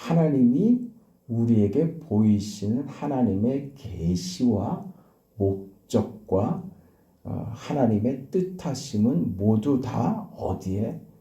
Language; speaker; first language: Korean; native; Korean